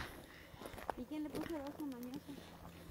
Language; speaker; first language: Spanish; native; Spanish